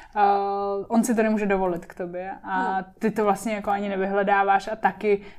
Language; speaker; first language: Czech; native; Czech